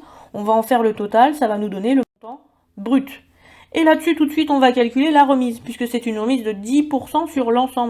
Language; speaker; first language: French; native; French